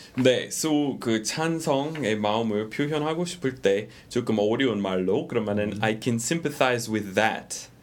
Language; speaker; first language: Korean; non-native, fluent; English